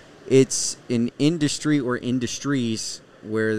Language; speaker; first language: English; native; English